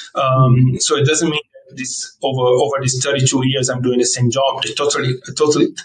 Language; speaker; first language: English; non-native, fluent; Portuguese